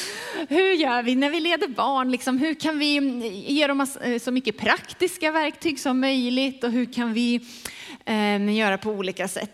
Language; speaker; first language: Swedish; native; Swedish